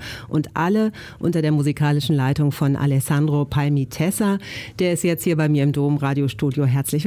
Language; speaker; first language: German; native; German